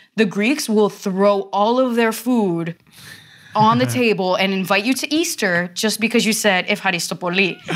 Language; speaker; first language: English; early bilingual, other home language; Portuguese